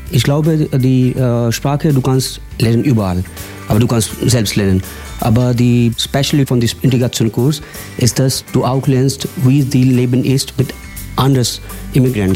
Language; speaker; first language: German; non-native, learner; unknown